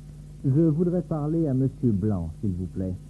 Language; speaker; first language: French; non-native, fluent; English